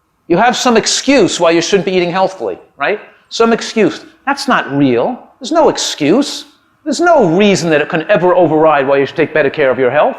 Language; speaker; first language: English; native; English